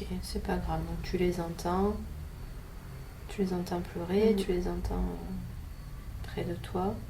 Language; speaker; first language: French; native; French